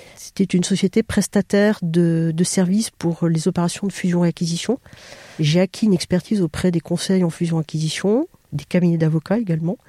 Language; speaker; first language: French; native; French